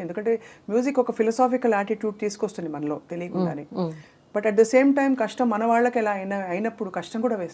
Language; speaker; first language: Telugu; native; Telugu